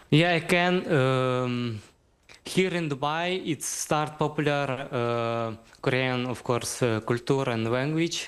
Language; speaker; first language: English; non-native, learner; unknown